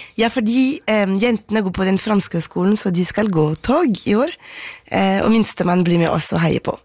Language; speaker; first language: Norwegian; non-native, fluent; French